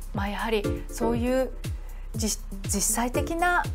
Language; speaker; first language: Japanese; native; Japanese